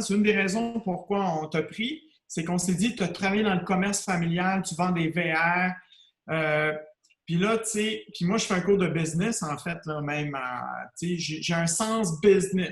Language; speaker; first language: French; native; French